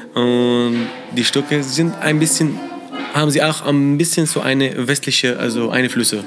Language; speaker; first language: German; non-native, learner; Arabic